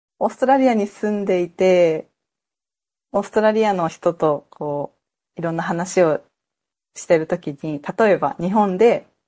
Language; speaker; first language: Japanese; native; Japanese